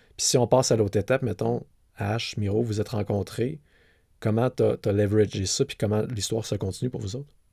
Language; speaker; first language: French; native; French